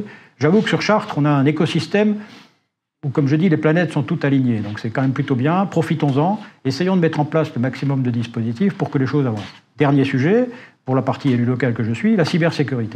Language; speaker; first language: French; native; French